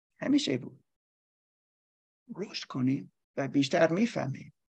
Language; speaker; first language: Persian; non-native, learner; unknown